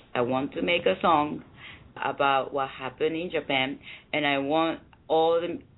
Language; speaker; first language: English; non-native, fluent; Japanese